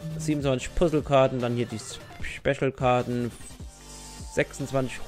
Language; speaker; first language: German; native; German